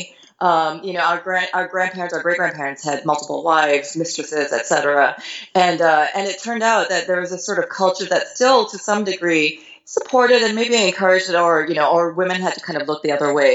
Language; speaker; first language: English; native; English